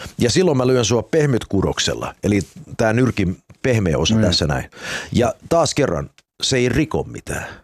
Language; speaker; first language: Finnish; early bilingual, heritage; Finnish